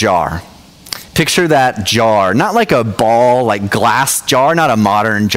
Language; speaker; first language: English; native; English